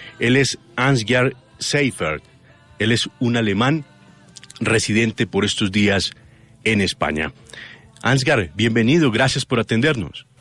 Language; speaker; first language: Spanish; native; Spanish